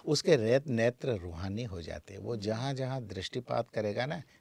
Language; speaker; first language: Hindi; native; Hindi